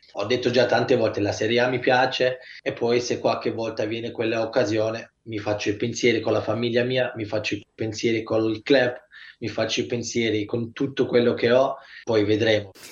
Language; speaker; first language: Italian; early bilingual, heritage; Italian